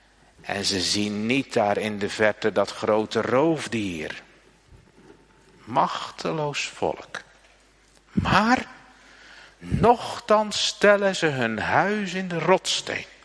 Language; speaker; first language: Dutch; native; Dutch